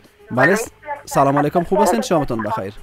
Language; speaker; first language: Persian; native; Persian